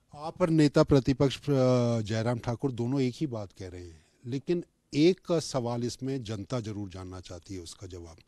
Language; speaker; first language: Hindi; native; Hindi